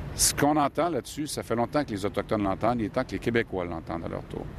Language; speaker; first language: French; native; French